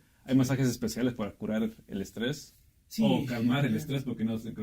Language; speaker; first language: Spanish; native; Spanish